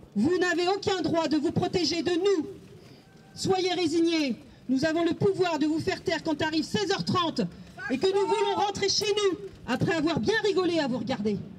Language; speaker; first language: French; native; French